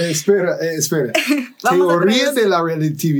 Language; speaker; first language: Spanish; non-native, fluent; English